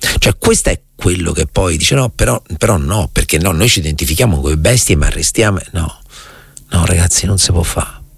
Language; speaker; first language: Italian; native; Italian